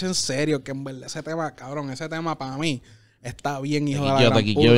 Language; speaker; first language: Spanish; native; Spanish